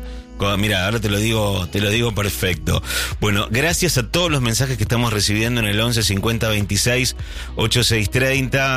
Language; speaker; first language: Spanish; native; Spanish